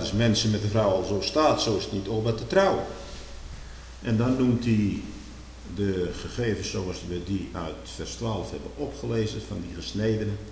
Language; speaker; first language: Dutch; native; Dutch